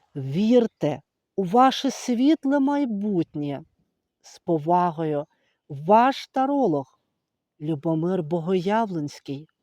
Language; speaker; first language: Ukrainian; native; Ukrainian